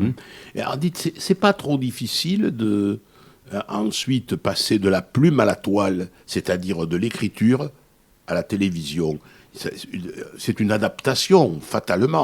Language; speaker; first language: French; native; French